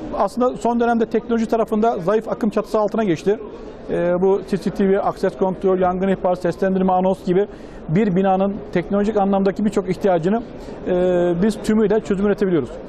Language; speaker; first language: Turkish; native; Turkish